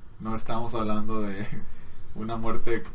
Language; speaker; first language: Spanish; native; Spanish